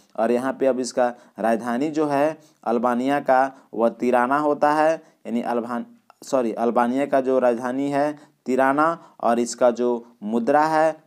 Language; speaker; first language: Hindi; native; Hindi